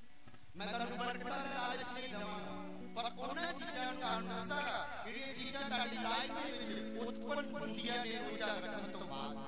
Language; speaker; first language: Hindi; non-native, local second language; Punjabi